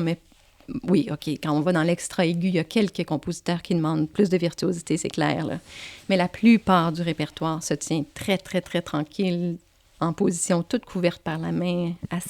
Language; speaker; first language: French; native; French